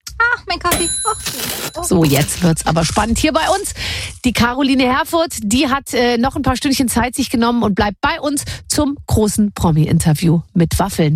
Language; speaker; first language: German; native; German